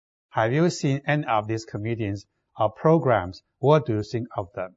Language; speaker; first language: English; non-native, fluent; Chinese